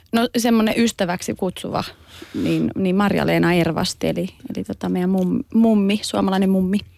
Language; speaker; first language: Finnish; early bilingual, other home language; Albanian